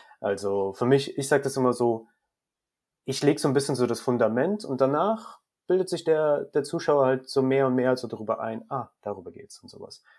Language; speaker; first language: German; native; German